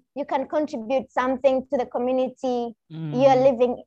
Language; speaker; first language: English; non-native, local second language; Swahili